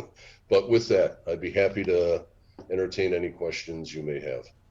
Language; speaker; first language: English; native; English